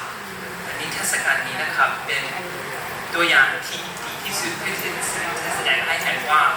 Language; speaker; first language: Thai; non-native, fluent; English